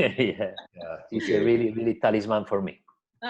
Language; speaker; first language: English; non-native, learner; Spanish